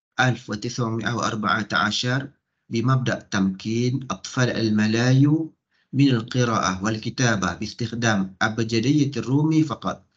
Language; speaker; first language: Arabic; non-native, fluent; Malay